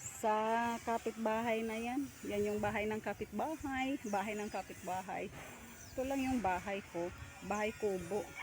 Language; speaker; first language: Filipino; non-native, local second language; Hiligaynon